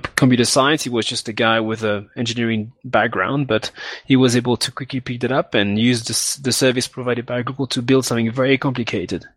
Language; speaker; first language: English; non-native, fluent; French